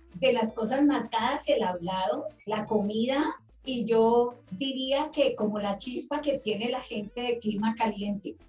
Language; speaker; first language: Spanish; native; Spanish